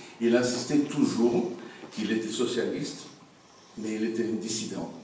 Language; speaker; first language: French; non-native, fluent; English